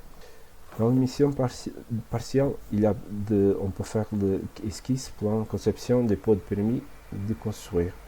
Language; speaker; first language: French; non-native, fluent; Portuguese